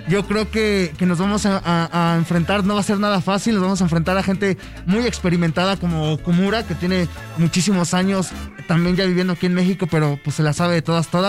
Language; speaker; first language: Spanish; native; Spanish